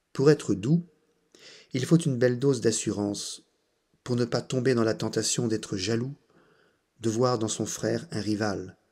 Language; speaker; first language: French; native; French